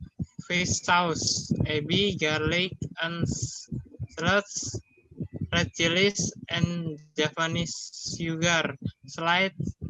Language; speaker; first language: English; non-native, learner; Indonesian